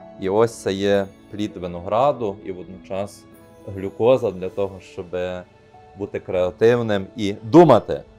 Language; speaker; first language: Ukrainian; native; Ukrainian